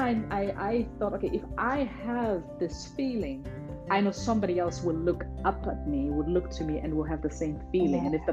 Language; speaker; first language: English; non-native, fluent; German